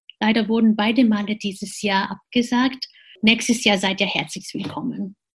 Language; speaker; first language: German; non-native, fluent; Japanese